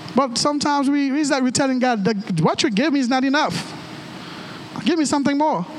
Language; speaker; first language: English; non-native, fluent; Haitian Creole